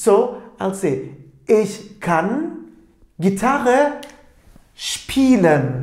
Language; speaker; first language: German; non-native, fluent; Turkish